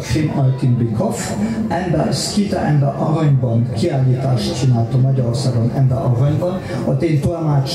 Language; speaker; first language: Hungarian; non-native, fluent; German